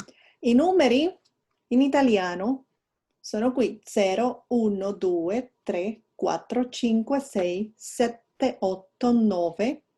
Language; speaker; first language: Italian; non-native, fluent; English